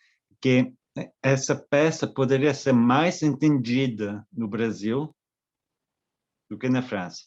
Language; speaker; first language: Portuguese; non-native, fluent; French